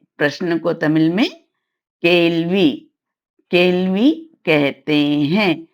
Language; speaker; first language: Hindi; non-native, local second language; Tamil